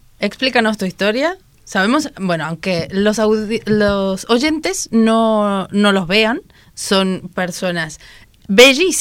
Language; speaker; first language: Spanish; native; Spanish